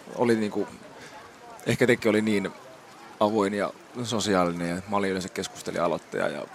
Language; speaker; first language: Finnish; native; Finnish